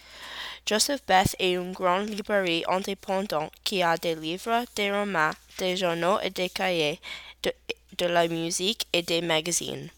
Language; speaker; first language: French; non-native, learner; English